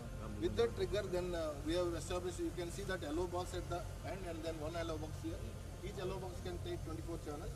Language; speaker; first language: English; non-native, local second language; Telugu